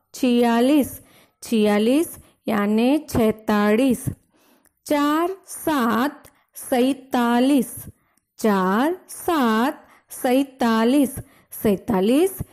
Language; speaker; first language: Hindi; non-native, local second language; Gujarati